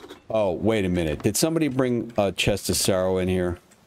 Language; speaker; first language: English; native; English